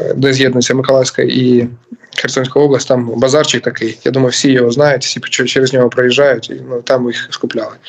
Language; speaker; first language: Ukrainian; native; Ukrainian